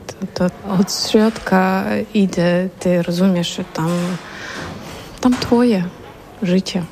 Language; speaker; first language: Polish; non-native, learner; Ukrainian